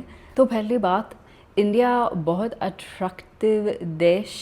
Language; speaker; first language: Hindi; non-native, learner; English